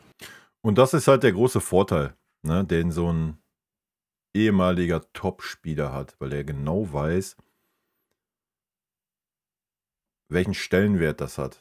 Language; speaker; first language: German; native; German